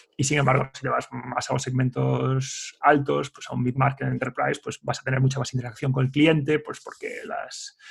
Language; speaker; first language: Spanish; native; Spanish